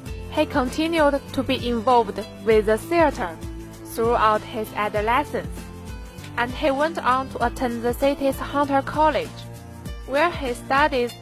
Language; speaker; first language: English; non-native, learner; Chinese